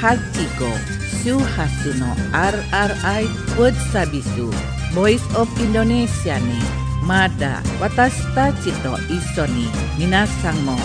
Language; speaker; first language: Japanese; non-native, fluent; Indonesian